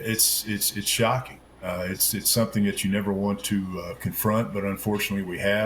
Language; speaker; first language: English; native; English